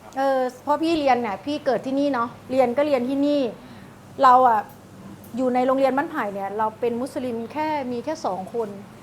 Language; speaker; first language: Thai; native; Thai